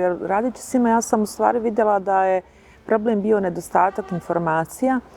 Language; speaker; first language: Bosnian; native; Bosnian